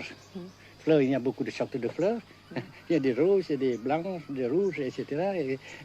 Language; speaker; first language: French; non-native, fluent; Vietnamese